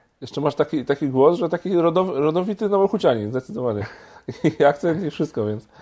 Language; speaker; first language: Polish; native; Polish